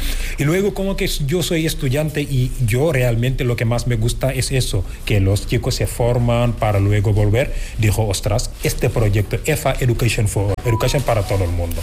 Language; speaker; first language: Spanish; non-native, fluent; Wolof